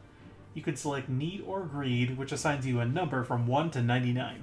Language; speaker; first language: English; native; English